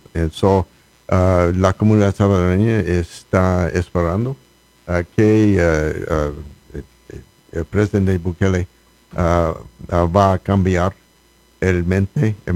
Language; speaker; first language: Spanish; non-native, learner; English